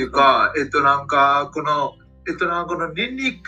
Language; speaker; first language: Japanese; non-native, fluent; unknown